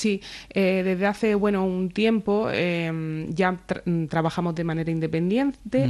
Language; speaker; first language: Spanish; native; Spanish